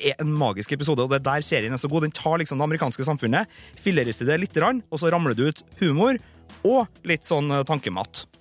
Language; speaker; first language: Norwegian; native; Norwegian